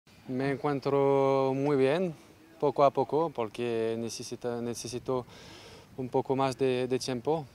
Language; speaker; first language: Spanish; non-native, learner; French